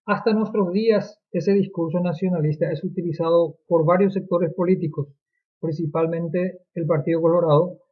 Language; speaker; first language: Spanish; native; Spanish